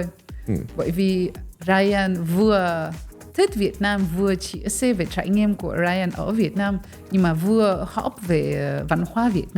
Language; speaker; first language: Vietnamese; non-native, fluent; French